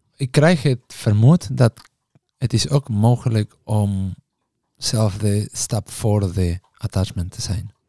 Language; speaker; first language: Dutch; non-native, fluent; Spanish